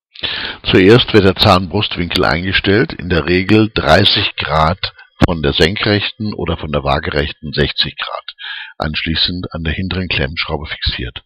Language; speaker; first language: German; native; German